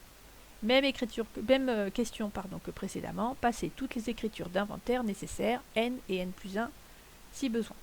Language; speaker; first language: French; native; French